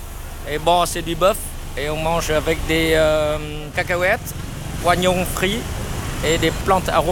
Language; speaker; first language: French; non-native, learner; Vietnamese